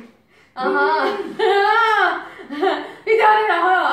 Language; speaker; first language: Turkish; non-native, learner; Azerbaijani